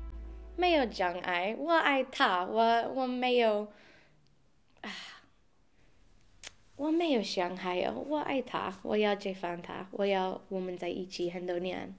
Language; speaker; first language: Chinese; non-native, learner; English